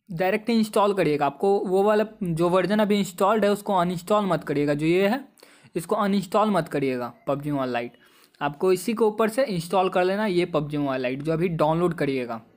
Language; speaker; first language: Hindi; native; Hindi